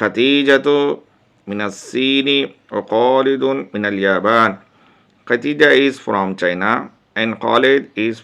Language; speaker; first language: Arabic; non-native, fluent; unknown